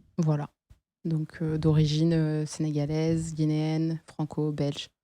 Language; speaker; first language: French; native; French